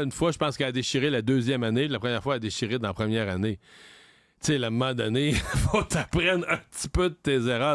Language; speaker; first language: French; native; French